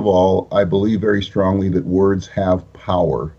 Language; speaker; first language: English; early bilingual, other home language; Spanish